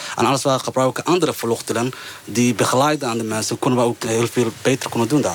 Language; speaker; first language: Dutch; non-native, fluent; Somali